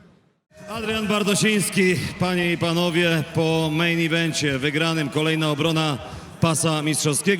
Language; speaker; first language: Polish; native; Polish